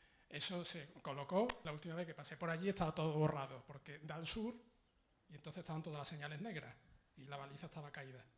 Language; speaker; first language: Spanish; native; Spanish